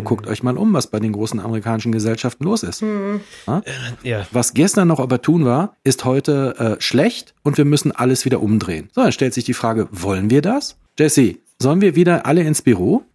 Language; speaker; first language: German; native; German